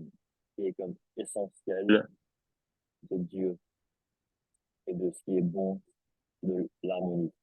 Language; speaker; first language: French; non-native, fluent; English